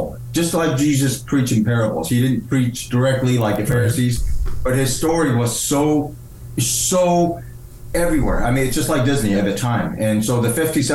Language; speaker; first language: English; early bilingual, other home language; Chinese